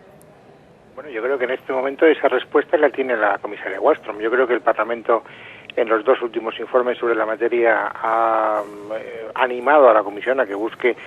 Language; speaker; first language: Spanish; native; Spanish